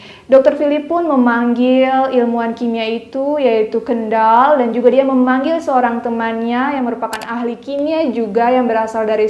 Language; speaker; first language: Indonesian; native; Indonesian